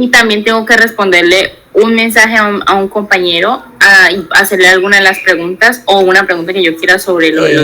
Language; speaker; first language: Spanish; native; Spanish